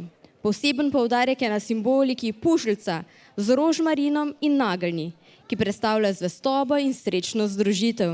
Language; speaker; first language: Slovenian; native; Slovenian